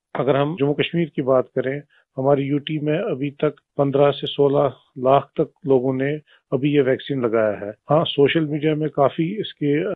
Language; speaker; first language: Hindi; non-native, local second language; Kashmiri